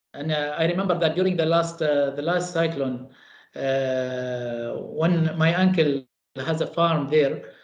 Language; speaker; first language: English; non-native, fluent; Arabic